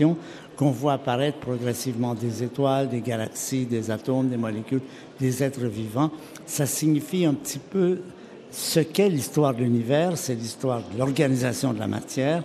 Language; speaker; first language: French; native; French